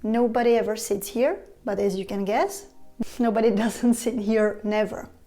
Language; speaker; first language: English; non-native, fluent; Czech